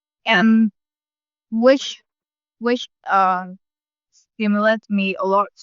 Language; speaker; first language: English; non-native, learner; Vietnamese